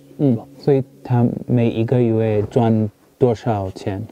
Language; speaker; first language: Chinese; non-native, learner; English